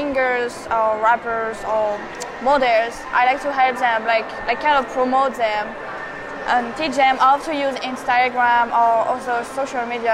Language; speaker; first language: English; non-native, fluent; French